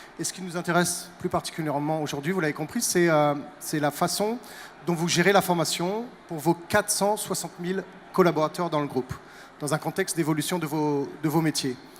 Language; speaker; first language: French; native; French